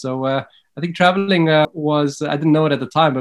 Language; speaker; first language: English; native; English